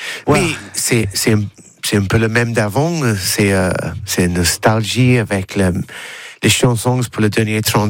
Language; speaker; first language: French; non-native, learner; English